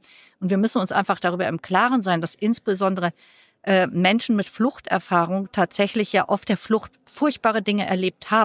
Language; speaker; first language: German; native; German